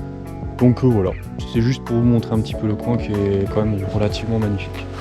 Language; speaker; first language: French; native; French